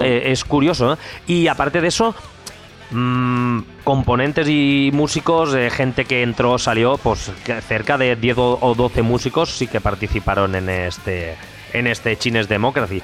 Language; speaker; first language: Spanish; native; Spanish